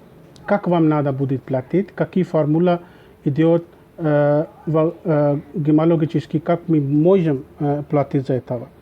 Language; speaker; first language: Russian; non-native, learner; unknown